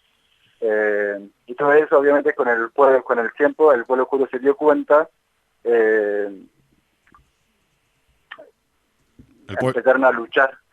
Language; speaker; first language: Spanish; non-native, fluent; Kurdish